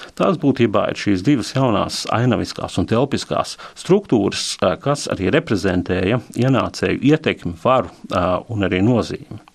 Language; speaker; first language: Latvian; native; Latvian